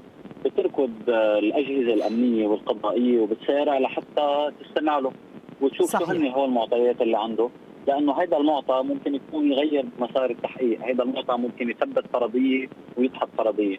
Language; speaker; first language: Arabic; native; Arabic